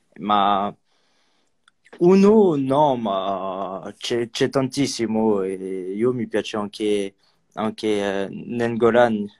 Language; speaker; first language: Italian; non-native, learner; French